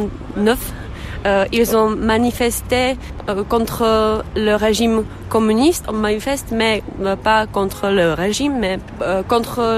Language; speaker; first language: French; non-native, fluent; Czech